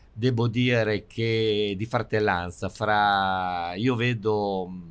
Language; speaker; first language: Italian; native; Italian